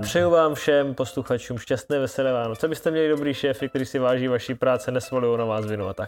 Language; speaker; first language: Czech; native; Czech